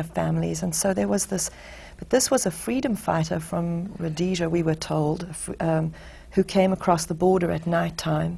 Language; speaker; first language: English; native; English